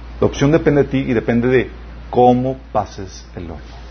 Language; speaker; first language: Spanish; native; Spanish